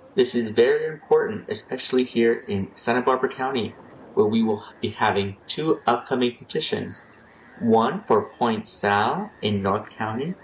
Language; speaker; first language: English; early bilingual, other home language; Spanish